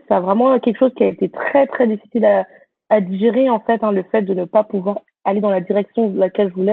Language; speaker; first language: French; native; French